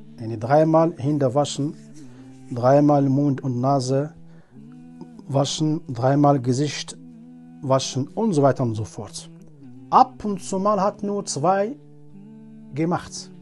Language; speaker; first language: German; non-native, learner; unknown